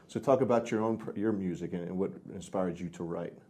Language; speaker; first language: English; native; English